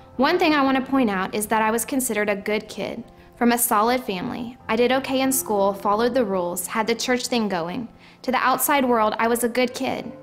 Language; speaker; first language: English; native; English